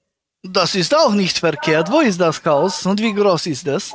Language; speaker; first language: German; native; German